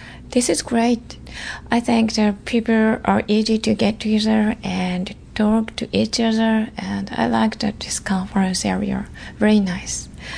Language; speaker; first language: English; non-native, learner; Japanese